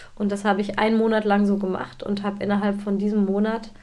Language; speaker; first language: German; native; German